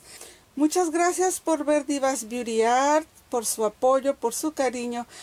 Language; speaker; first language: Spanish; native; Spanish